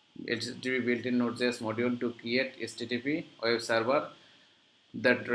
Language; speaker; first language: English; non-native, local second language; Bangla